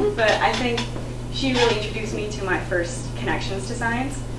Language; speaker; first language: English; native; English